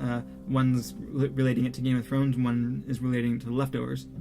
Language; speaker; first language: English; native; English